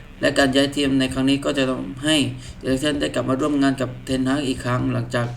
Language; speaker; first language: Thai; native; Thai